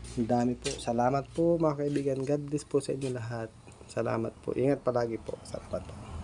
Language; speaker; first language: Filipino; non-native, local second language; Pangasinan